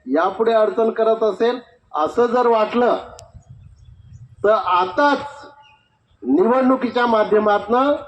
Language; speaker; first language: Marathi; non-native, local second language; Bhili